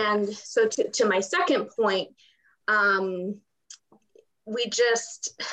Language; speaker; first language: English; non-native, fluent; Ukrainian